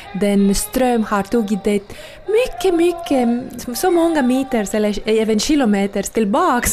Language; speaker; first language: Swedish; non-native, fluent; Latvian